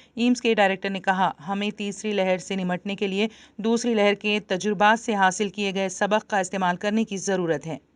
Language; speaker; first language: Urdu; native; Urdu